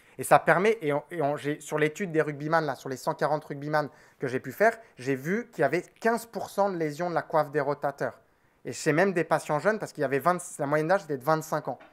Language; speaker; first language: French; native; French